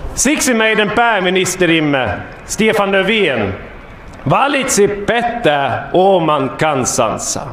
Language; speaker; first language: Finnish; non-native, fluent; Swedish